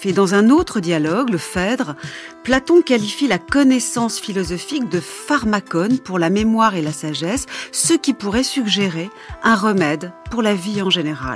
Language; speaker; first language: French; native; French